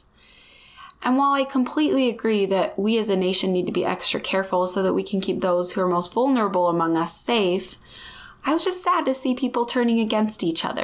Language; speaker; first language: English; native; English